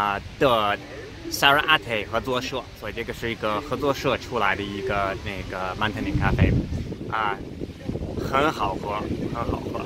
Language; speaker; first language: Chinese; non-native, fluent; English